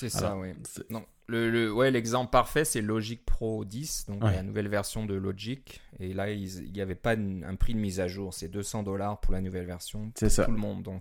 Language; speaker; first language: French; native; French